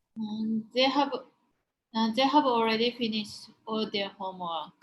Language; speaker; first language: English; non-native, learner; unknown